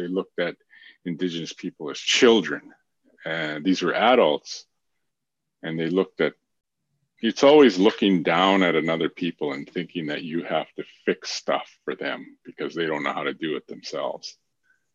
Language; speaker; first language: English; native; English